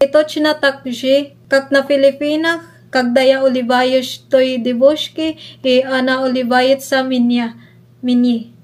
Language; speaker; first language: Russian; non-native, learner; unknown